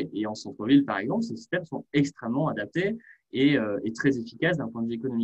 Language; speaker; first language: French; native; French